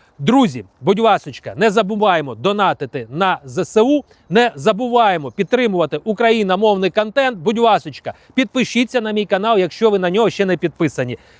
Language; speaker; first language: Ukrainian; non-native, local second language; Russian